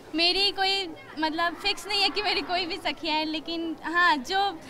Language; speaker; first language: Hindi; native; Hindi